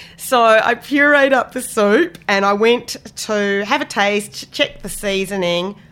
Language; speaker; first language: English; native; English